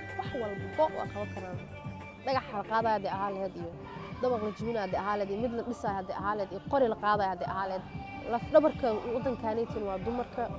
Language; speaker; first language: Somali; early bilingual, heritage; Somali